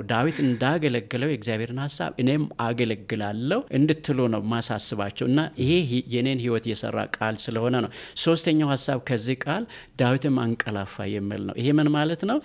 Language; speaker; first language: Amharic; non-native, local second language; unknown